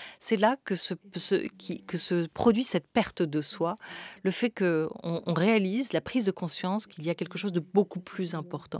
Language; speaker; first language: French; native; French